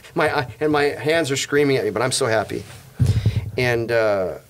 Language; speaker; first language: English; native; English